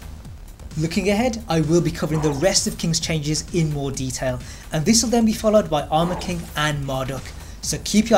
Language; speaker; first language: English; native; English